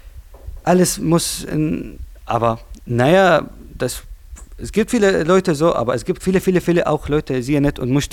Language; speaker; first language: German; non-native, learner; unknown